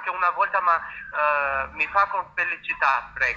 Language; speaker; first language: Italian; non-native, local second language; Albanian